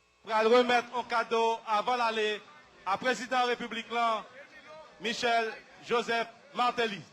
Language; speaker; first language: French; non-native, local second language; Haitian Creole